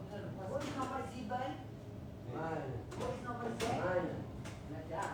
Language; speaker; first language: German; non-native, learner; Indonesian